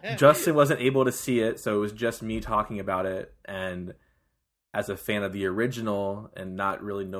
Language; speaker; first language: English; native; English